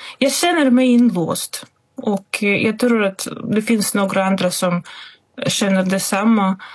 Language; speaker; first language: Swedish; non-native, fluent; Russian